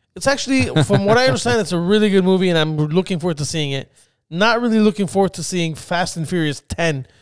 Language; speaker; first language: English; early bilingual, other home language; Spanish